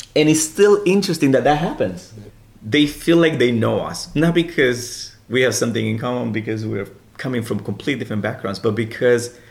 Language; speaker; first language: English; non-native, fluent; Romanian